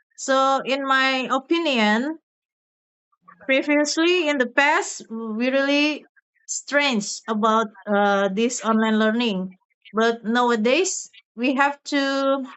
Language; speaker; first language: English; non-native, learner; Indonesian